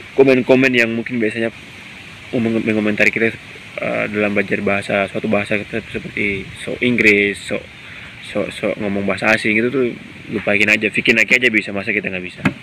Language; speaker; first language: Indonesian; non-native, local second language; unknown